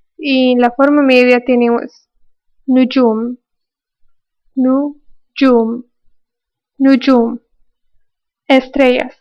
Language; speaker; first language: Spanish; non-native, fluent; Arabic